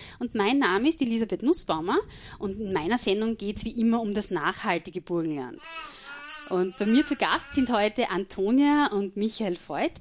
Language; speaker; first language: German; native; German